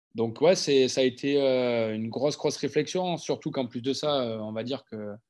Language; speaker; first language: French; native; French